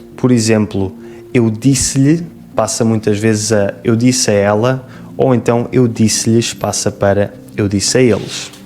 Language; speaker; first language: Portuguese; native; Portuguese